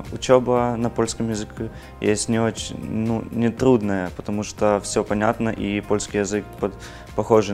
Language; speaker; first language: Russian; non-native, local second language; Ukrainian